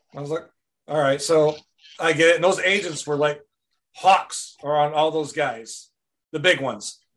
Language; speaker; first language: English; native; English